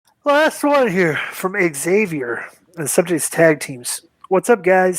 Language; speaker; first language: English; native; English